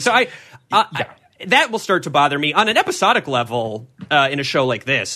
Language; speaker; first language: English; native; English